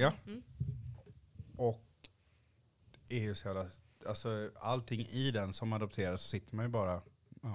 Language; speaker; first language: Swedish; early bilingual, other home language; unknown